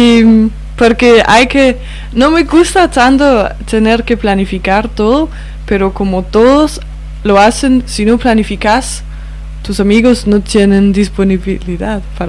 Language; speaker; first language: Spanish; non-native, fluent; Danish